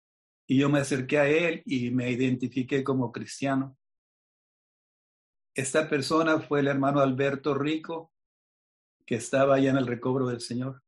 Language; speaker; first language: Spanish; native; Spanish